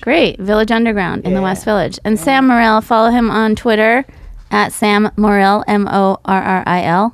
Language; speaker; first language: English; early bilingual, other home language; Russian